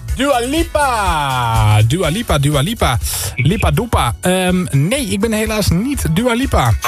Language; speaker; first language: Dutch; native; Dutch